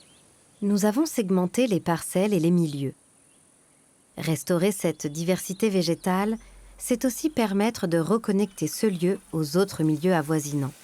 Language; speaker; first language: French; native; French